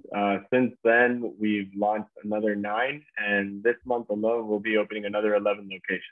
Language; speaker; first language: English; native; English